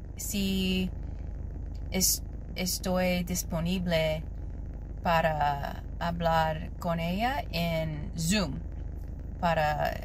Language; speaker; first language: Spanish; non-native, learner; English